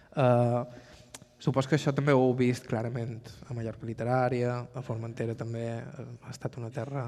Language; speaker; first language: Catalan; native; Catalan